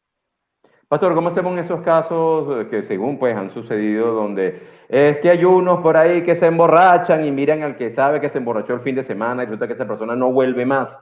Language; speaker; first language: Spanish; native; Spanish